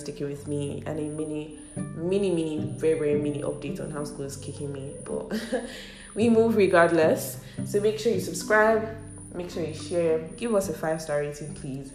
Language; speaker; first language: English; non-native, local second language; Yoruba